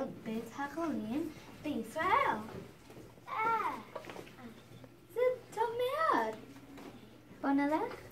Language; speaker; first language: Hebrew; non-native, learner; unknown